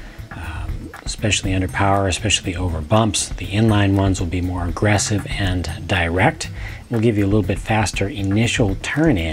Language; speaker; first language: English; native; English